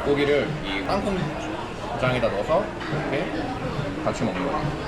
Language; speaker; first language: Korean; native; Korean